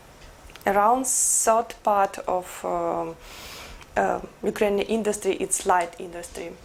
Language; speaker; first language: English; non-native, learner; Ukrainian